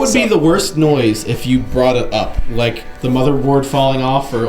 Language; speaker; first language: English; native; English